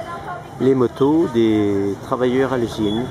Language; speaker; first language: French; native; French